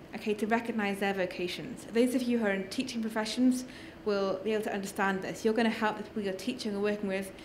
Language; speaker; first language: English; native; English